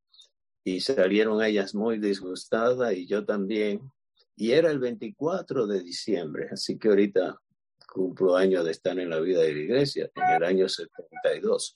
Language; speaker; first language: Spanish; native; Spanish